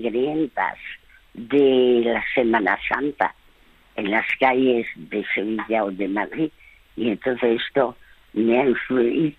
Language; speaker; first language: Spanish; early bilingual, other home language; French